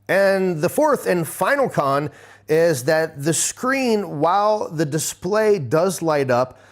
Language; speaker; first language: English; native; English